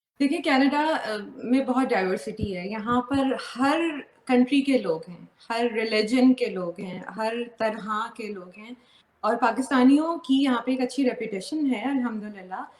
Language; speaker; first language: Urdu; native; Urdu